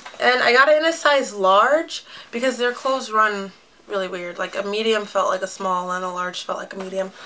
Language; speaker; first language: English; native; English